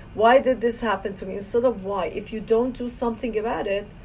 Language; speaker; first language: English; non-native, fluent; Persian